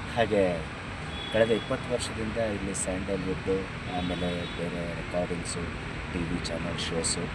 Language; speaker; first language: Kannada; native; Kannada